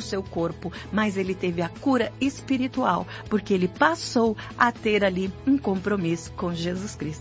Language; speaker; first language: Portuguese; native; Portuguese